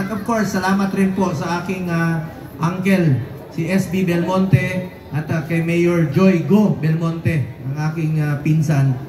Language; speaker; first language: Filipino; non-native, local second language; Cebuano